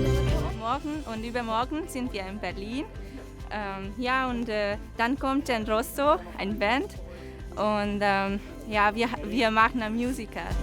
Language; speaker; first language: German; non-native, learner; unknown